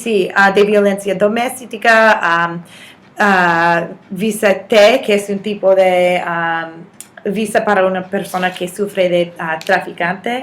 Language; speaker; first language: Spanish; non-native, fluent; English